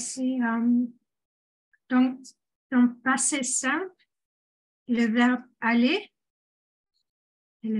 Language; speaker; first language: French; non-native, fluent; English